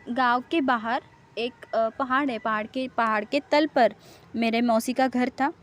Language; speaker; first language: Hindi; non-native, local second language; Marathi